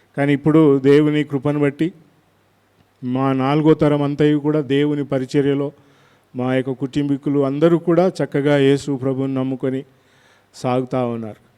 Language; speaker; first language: Telugu; non-native, local second language; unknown